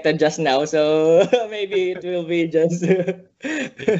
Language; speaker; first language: English; non-native, local second language; Cebuano